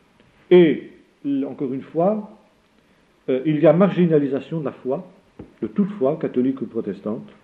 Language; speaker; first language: French; native; French